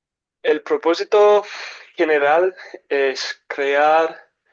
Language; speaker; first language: Spanish; non-native, learner; English